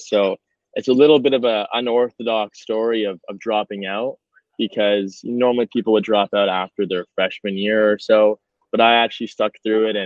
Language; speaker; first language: English; native; English